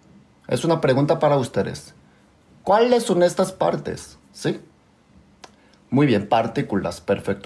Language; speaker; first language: Spanish; non-native, fluent; Korean